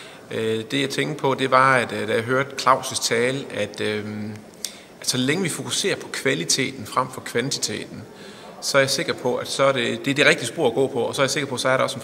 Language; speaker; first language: Danish; native; Danish